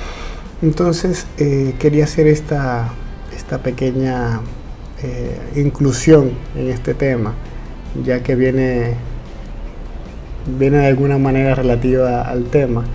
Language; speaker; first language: Spanish; native; Spanish